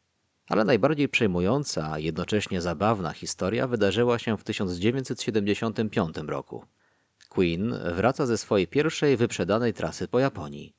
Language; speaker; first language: Polish; native; Polish